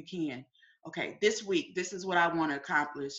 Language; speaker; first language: English; native; English